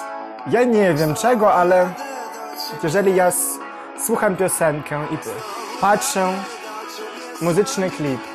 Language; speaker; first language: Polish; non-native, learner; Ukrainian